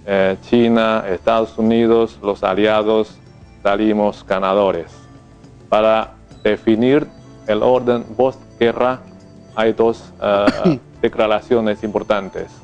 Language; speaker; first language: Spanish; non-native, fluent; Chinese